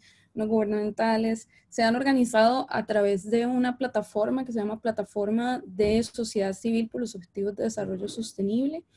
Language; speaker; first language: Spanish; native; Spanish